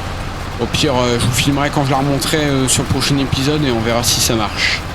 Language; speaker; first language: French; native; French